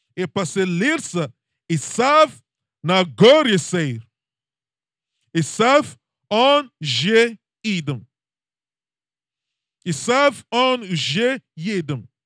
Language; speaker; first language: Russian; non-native, learner; English